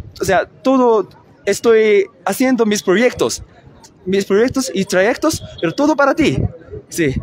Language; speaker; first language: Spanish; non-native, learner; Korean